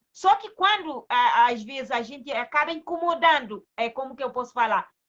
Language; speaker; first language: Portuguese; non-native, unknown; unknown